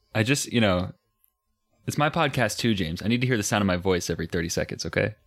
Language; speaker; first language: English; native; English